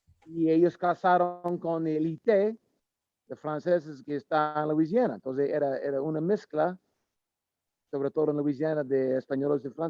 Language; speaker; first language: Spanish; non-native, learner; English